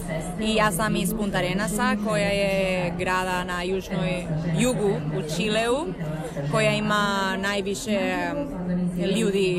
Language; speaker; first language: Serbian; non-native, learner; Spanish